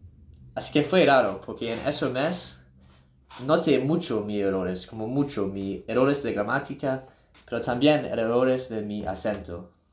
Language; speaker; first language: Spanish; non-native, learner; English